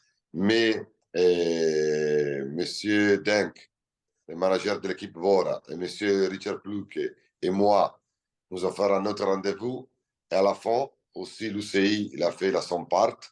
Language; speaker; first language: French; non-native, learner; Italian